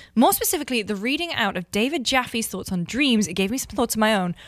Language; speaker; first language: English; native; English